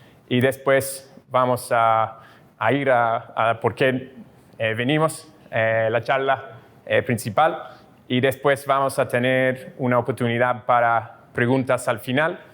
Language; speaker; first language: Spanish; non-native, fluent; English